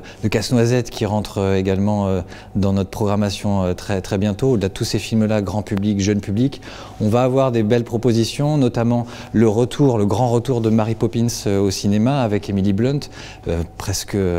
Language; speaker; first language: French; native; French